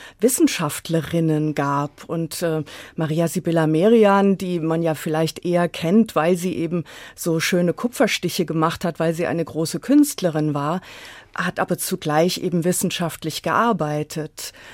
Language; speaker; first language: German; native; German